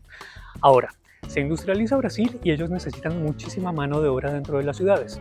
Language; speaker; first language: Spanish; native; Spanish